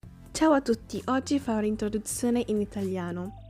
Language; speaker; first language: Italian; non-native, fluent; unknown